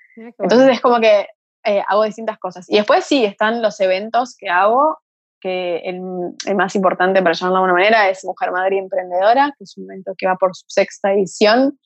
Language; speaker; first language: Spanish; early bilingual, other home language; Portuguese